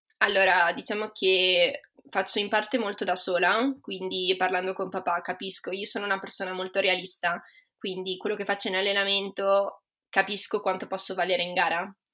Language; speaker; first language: Italian; native; Italian